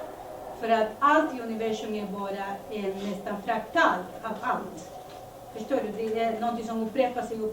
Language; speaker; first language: Swedish; early bilingual, other home language; Spanish